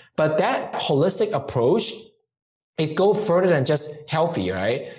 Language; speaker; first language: English; non-native, local second language; Cantonese